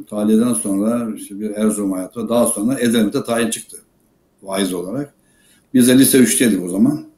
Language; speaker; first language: Turkish; native; Turkish